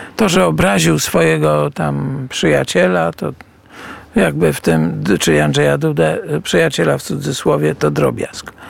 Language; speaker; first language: Polish; native; Polish